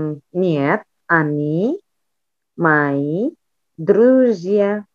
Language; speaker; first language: Russian; non-native, fluent; Indonesian